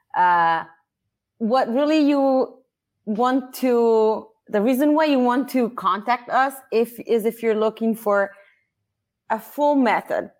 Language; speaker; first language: English; non-native, fluent; Italian